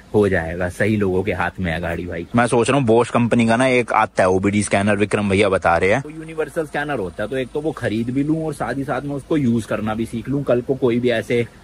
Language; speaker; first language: Hindi; native; Hindi